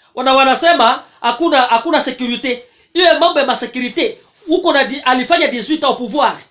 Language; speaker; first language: French; non-native, local second language; Swahili